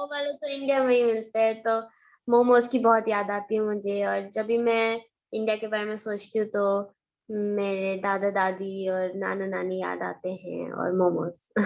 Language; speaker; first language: Hindi; early bilingual, heritage; Hindi